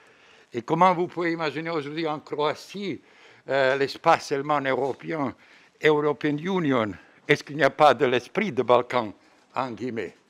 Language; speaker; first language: French; non-native, fluent; Bosnian